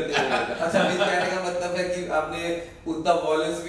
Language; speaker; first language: Hindi; native; Hindi